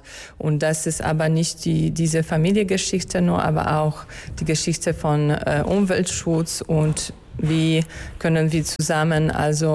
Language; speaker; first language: German; non-native, fluent; Polish